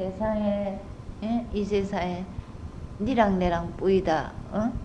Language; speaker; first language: Korean; native; Korean